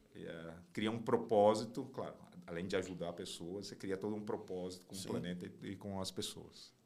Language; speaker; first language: Portuguese; non-native, fluent; Chinese